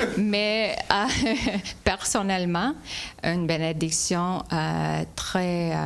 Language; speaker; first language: French; non-native, fluent; English